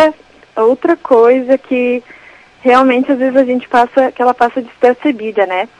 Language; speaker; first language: Portuguese; native; Portuguese